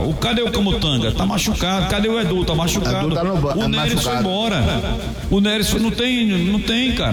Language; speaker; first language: Portuguese; native; Portuguese